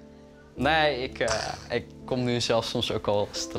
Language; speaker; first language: Dutch; native; Dutch